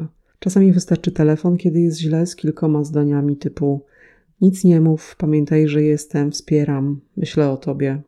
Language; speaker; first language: Polish; native; Polish